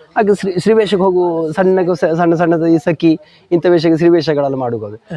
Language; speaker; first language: Kannada; native; Kannada